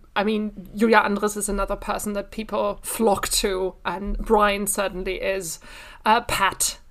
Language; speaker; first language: English; non-native, fluent; German